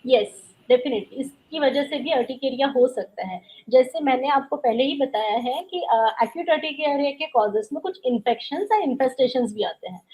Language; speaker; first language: Hindi; non-native, local second language; Marathi